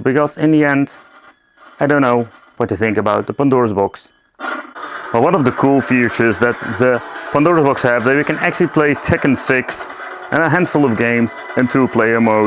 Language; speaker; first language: English; non-native, fluent; Dutch